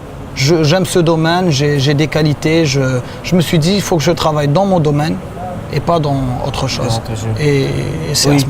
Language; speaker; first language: French; non-native, local second language; Arabic